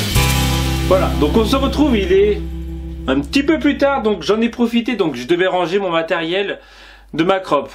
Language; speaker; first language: French; native; French